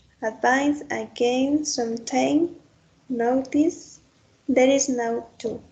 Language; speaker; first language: English; non-native, learner; Spanish